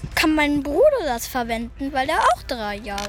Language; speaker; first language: German; early bilingual, other home language; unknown